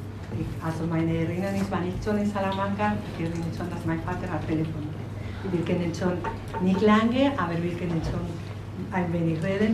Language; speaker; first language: German; non-native, learner; Spanish